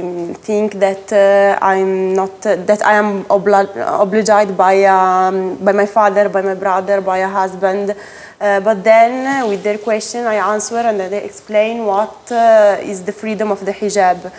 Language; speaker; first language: English; non-native, fluent; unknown